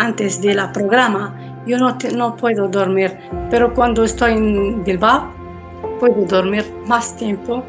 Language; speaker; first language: Spanish; non-native, learner; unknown